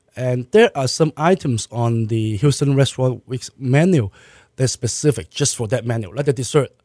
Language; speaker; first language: English; non-native, local second language; Cantonese